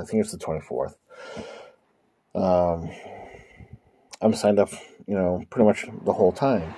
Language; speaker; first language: English; native; English